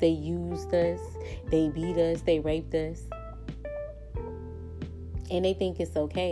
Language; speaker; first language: English; native; English